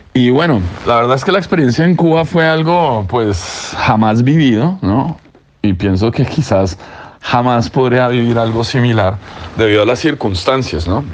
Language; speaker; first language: Spanish; native; Spanish